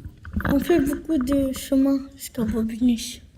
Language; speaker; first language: French; non-native, learner; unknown